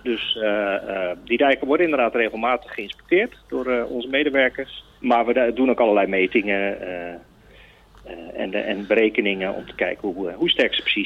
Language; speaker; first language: Dutch; native; Dutch